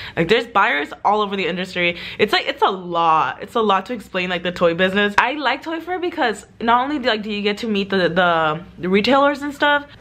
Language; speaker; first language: English; early bilingual, other home language; Spanish